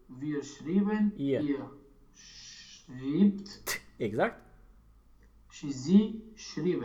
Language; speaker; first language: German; non-native, fluent; Romanian